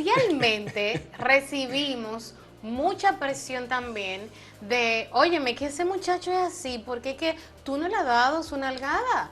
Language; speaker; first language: Spanish; native; Spanish